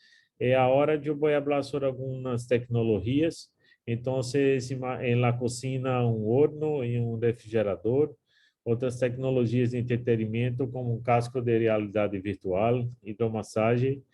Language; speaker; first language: Spanish; non-native, learner; Portuguese